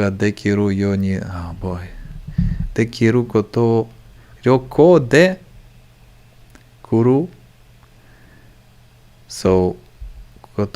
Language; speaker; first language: Japanese; non-native, learner; English